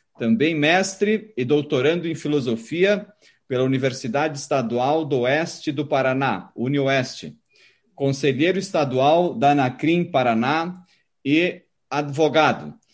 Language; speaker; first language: Portuguese; native; Portuguese